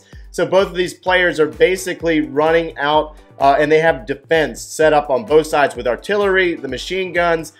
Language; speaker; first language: English; native; English